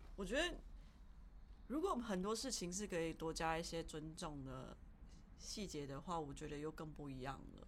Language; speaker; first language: Chinese; early bilingual, heritage; Chinese